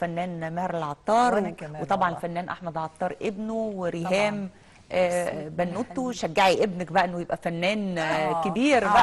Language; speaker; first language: Arabic; native; Arabic